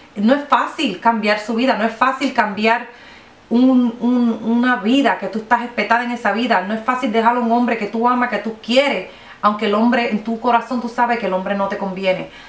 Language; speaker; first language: Spanish; early bilingual, heritage; Spanish